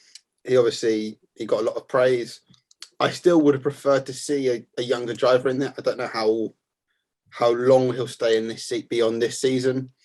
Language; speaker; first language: English; native; English